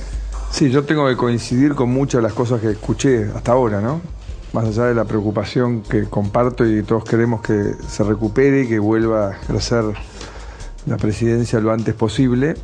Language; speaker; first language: Spanish; native; Spanish